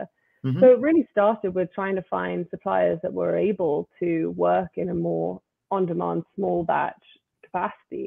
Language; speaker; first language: English; native; English